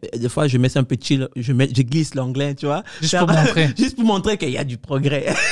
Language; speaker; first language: French; non-native, fluent; Spanish